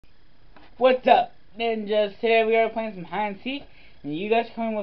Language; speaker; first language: English; native; English